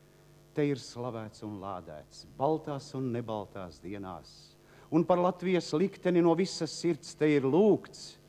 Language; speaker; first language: Latvian; native; Latvian